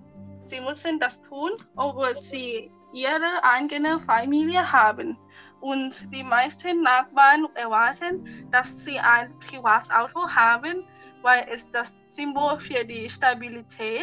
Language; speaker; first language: German; non-native, learner; Thai